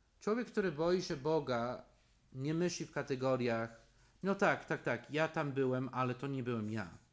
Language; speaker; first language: Polish; non-native, fluent; English